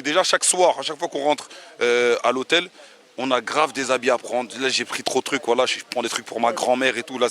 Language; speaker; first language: French; native; French